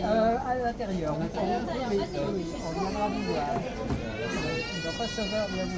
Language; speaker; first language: French; native; French